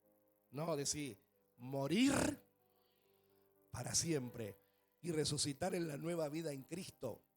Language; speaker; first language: Spanish; native; Spanish